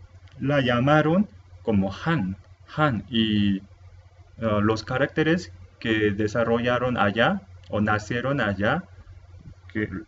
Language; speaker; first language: Spanish; non-native, fluent; Korean